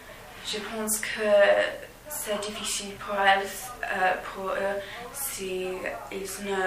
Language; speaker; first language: French; non-native, learner; English